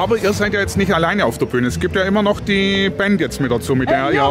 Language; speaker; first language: German; native; German